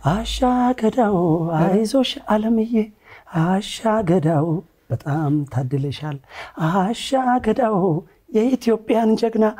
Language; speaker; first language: Amharic; native; Amharic